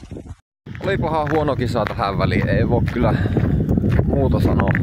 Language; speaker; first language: Finnish; native; Finnish